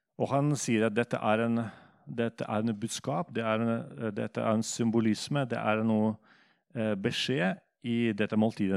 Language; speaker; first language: Norwegian; non-native, fluent; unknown